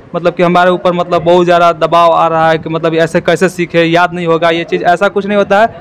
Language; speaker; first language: Hindi; native; Hindi